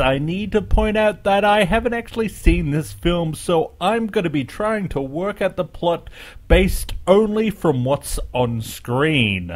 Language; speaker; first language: English; native; English